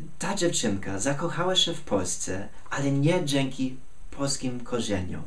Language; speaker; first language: Polish; non-native, fluent; English